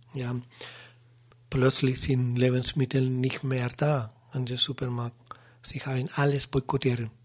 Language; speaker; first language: German; non-native, learner; Spanish